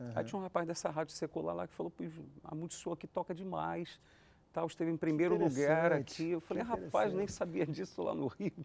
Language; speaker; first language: Portuguese; native; Portuguese